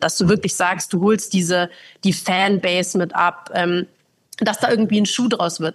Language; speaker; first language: German; native; German